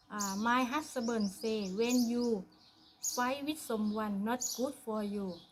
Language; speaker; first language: English; non-native, learner; Thai